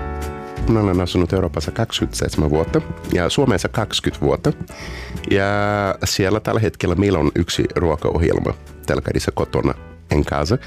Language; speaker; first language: Finnish; non-native, fluent; Portuguese